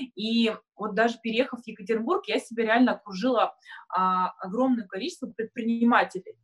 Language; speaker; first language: Russian; native; Russian